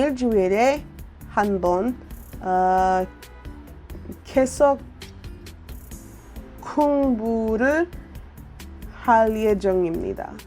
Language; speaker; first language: Korean; non-native, learner; English